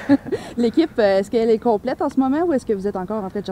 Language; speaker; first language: French; native; French